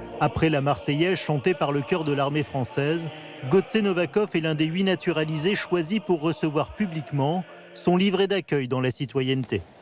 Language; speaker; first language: French; native; French